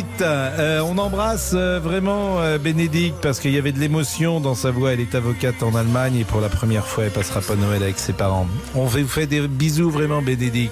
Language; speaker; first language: French; native; French